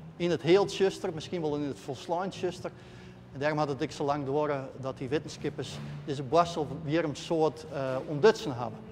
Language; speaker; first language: Dutch; non-native, local second language; Western Frisian